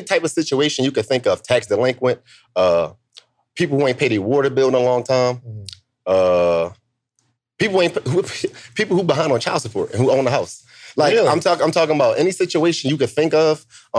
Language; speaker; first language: English; native; English